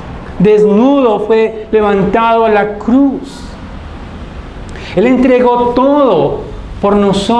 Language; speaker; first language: Spanish; native; Spanish